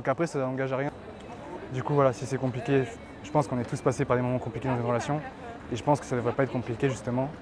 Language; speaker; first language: French; native; French